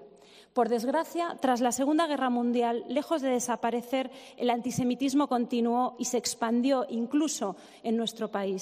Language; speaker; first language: Spanish; native; Spanish